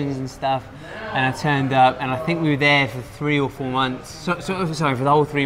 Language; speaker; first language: English; native; English